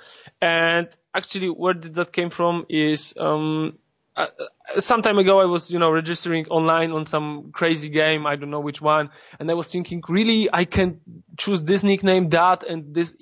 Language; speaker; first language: English; non-native, fluent; Polish